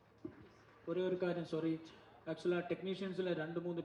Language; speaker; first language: Tamil; non-native, learner; Malayalam